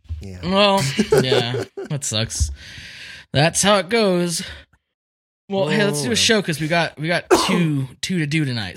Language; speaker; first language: English; native; English